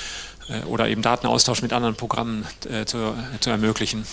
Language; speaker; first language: German; native; German